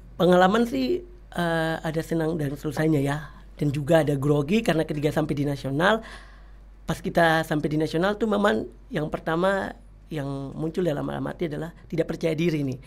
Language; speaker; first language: Indonesian; native; Indonesian